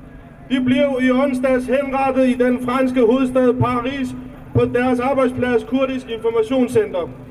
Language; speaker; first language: Danish; non-native, fluent; Kurdish